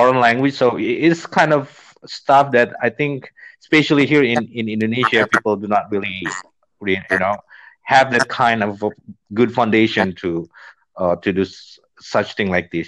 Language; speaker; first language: English; non-native, fluent; Indonesian